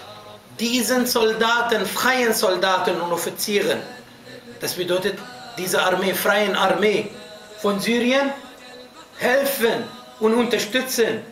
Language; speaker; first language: German; non-native, fluent; Arabic